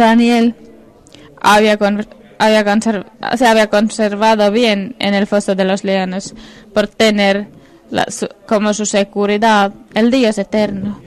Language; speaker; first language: Spanish; non-native, fluent; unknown